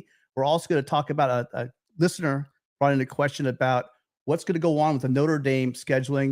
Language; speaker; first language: English; native; English